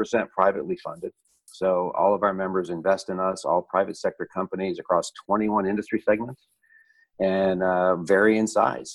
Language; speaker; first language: English; early bilingual, other home language; Italian